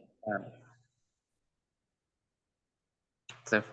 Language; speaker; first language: Chinese; non-native, learner; Indonesian